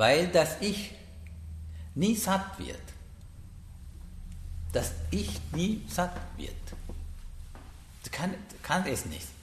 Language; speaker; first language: German; non-native, learner; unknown